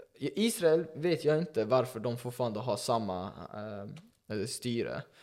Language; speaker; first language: Swedish; early bilingual, other home language; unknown